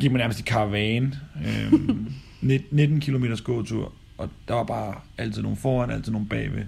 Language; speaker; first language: Danish; native; Danish